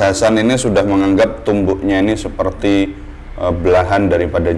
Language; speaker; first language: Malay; non-native, local second language; Javanese